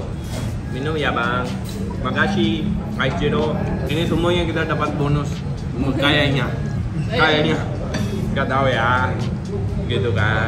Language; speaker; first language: Indonesian; non-native, learner; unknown